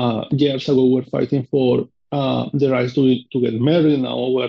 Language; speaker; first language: English; non-native, fluent; Spanish